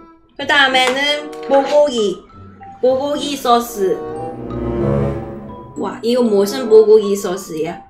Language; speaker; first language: Korean; non-native, learner; Cantonese